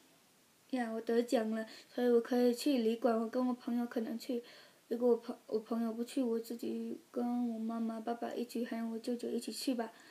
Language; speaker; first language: Chinese; early bilingual, heritage; Chinese